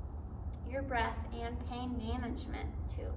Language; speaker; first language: English; native; English